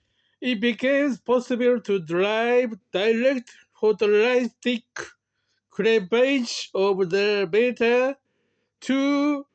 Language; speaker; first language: English; non-native, learner; Japanese